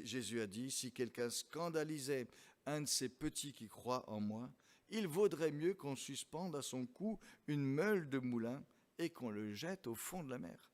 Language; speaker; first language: French; native; French